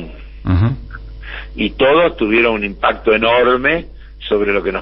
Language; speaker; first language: Spanish; native; Spanish